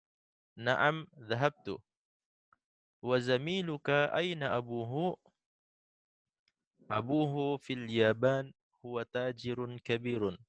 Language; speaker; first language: Arabic; non-native, fluent; Indonesian